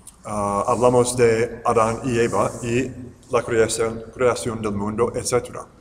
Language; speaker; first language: Spanish; non-native, fluent; English